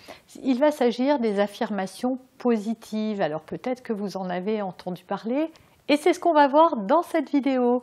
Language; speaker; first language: French; native; French